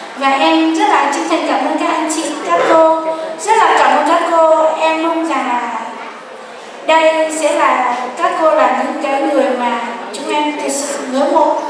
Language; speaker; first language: Vietnamese; non-native, local second language; Hmong